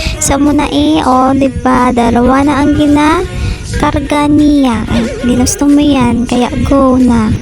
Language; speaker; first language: Filipino; non-native, local second language; Hiligaynon